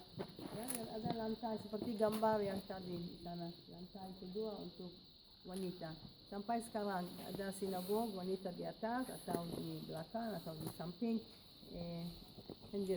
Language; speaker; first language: Indonesian; non-native, fluent; Hebrew